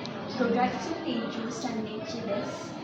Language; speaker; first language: Japanese; non-native, learner; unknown